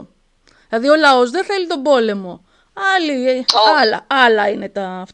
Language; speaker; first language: Greek; native; Greek